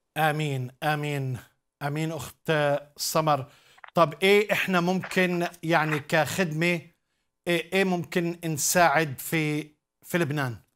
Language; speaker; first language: Arabic; native; Arabic